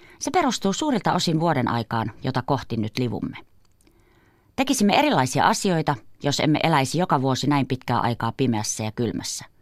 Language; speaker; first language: Finnish; native; Finnish